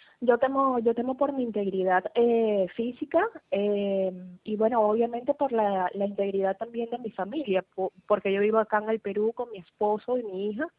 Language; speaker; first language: Spanish; native; Spanish